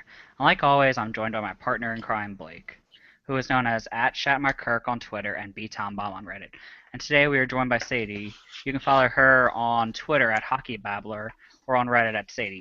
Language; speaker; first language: English; native; English